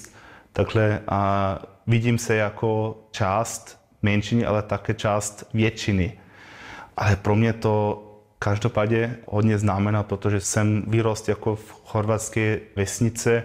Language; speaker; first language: Czech; non-native, learner; German